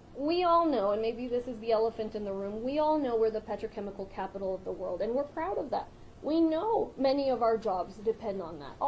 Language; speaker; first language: English; early bilingual, other home language; Spanish